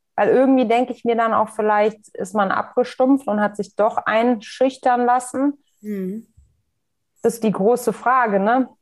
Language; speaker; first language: German; native; German